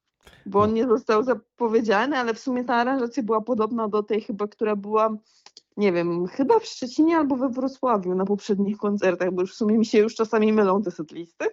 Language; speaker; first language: Polish; native; Polish